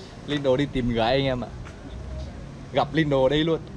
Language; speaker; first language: Vietnamese; native; Vietnamese